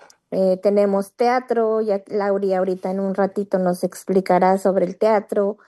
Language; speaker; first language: Spanish; native; Spanish